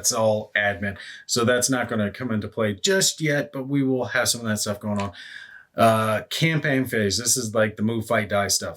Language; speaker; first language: English; native; English